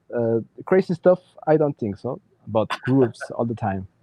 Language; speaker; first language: English; non-native, learner; Spanish